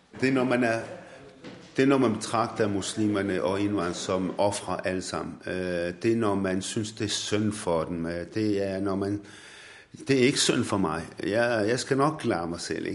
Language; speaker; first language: Swedish; non-native, fluent; Arabic